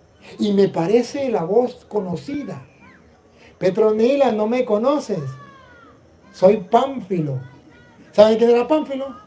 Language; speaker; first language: Spanish; native; Spanish